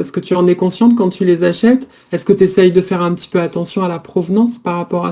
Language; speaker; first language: French; native; French